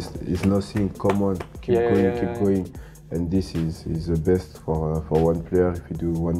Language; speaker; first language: English; non-native, learner; French